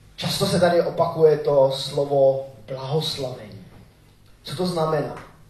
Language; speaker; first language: Czech; native; Czech